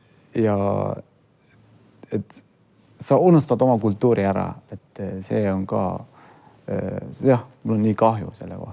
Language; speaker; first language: Estonian; non-native, fluent; Kurdish